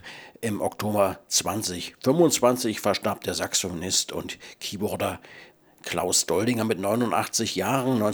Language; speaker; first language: German; native; German